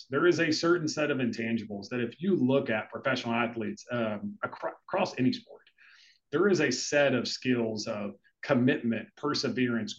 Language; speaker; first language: English; native; English